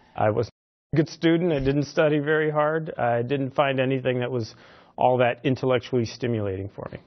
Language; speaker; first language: English; native; English